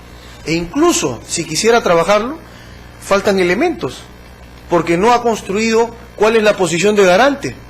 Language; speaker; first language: Spanish; native; Spanish